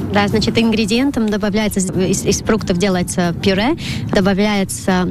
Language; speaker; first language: Russian; non-native, local second language; Latvian